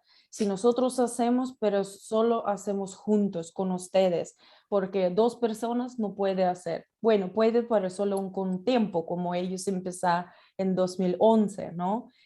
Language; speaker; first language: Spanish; non-native, learner; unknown